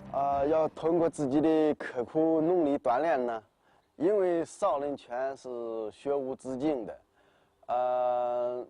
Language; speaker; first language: Chinese; native; Chinese